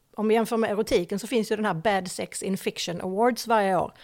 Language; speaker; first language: Swedish; native; Swedish